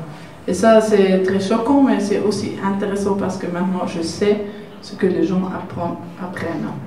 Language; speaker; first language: French; non-native, learner; German